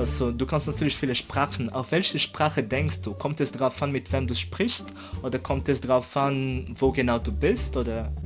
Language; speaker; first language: German; non-native, fluent; Portuguese